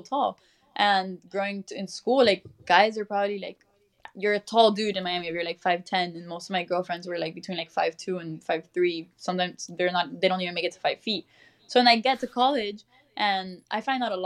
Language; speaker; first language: English; early bilingual, other home language; Spanish